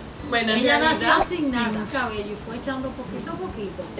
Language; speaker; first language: Spanish; native; Spanish